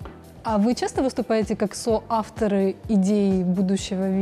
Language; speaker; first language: Russian; native; Russian